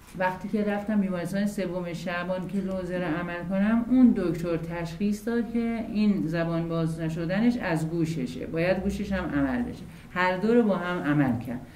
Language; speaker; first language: Persian; early bilingual, other home language; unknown